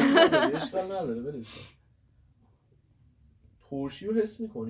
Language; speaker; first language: Persian; native; Persian